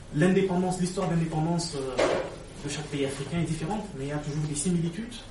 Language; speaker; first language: French; non-native, local second language; Lingala